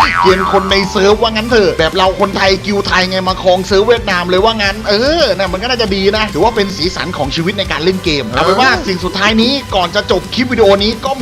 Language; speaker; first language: Thai; native; Thai